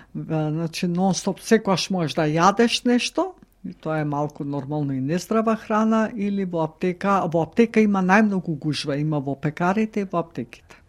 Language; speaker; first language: Macedonian; native; Macedonian